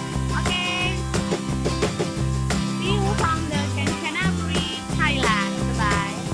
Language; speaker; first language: English; non-native, local second language; Indonesian